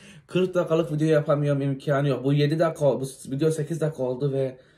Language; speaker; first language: Turkish; early bilingual, heritage; Turkish